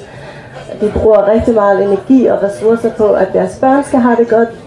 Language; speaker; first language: Danish; early bilingual, other home language; Persian